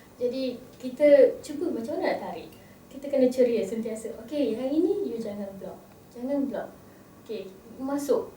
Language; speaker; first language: Malay; native; Malay